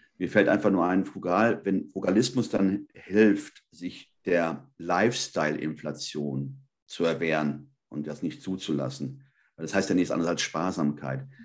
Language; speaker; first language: German; early bilingual, other home language; Spanish